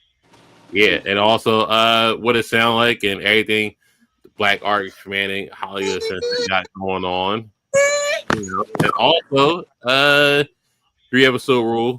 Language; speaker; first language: English; native; English